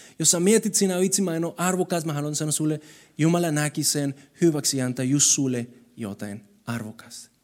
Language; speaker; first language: Finnish; non-native, fluent; Spanish